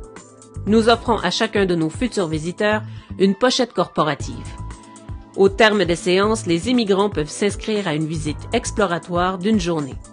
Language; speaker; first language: French; native; French